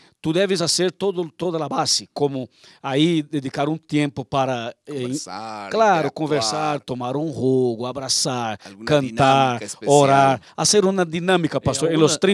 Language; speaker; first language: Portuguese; non-native, learner; Spanish